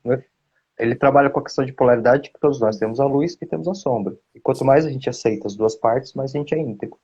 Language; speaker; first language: Portuguese; native; Portuguese